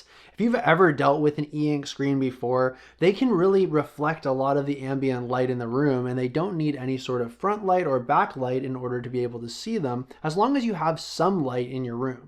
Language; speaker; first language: English; native; English